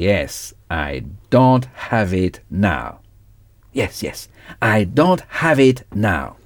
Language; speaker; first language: English; non-native, fluent; French